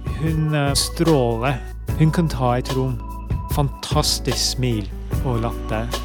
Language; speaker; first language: Norwegian; non-native, fluent; English